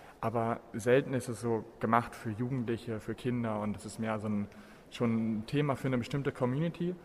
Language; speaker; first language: German; native; German